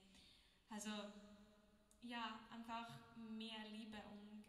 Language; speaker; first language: German; non-native, learner; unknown